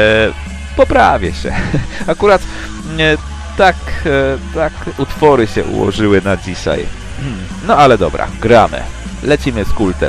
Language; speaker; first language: Polish; native; Polish